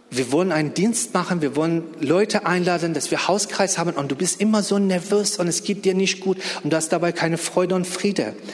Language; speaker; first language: German; non-native, fluent; Persian